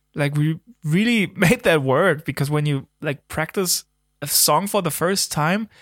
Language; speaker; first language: English; non-native, fluent; German